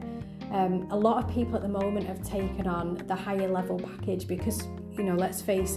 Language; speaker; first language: English; native; English